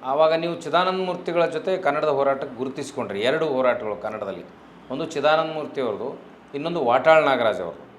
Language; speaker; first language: Kannada; native; Kannada